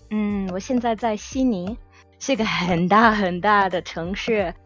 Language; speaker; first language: Chinese; non-native, learner; English